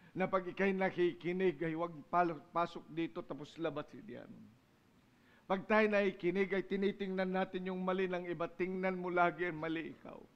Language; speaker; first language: Filipino; non-native, local second language; Iloko